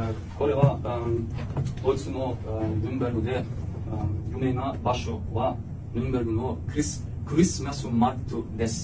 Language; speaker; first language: Japanese; non-native, learner; German